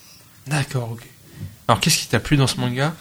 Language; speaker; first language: French; native; French